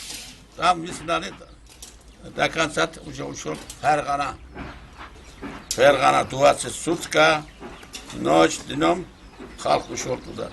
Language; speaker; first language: Russian; non-native, local second language; Turkish